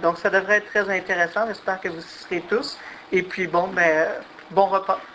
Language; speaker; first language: French; native; French